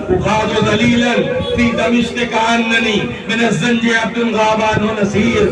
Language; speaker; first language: Urdu; native; Urdu